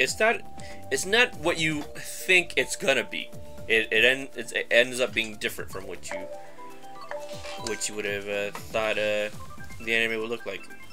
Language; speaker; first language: English; native; English